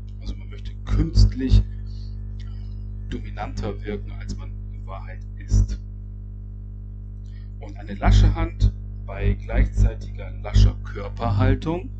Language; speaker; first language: German; native; German